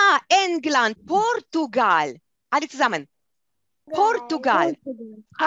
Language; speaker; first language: German; non-native, fluent; Russian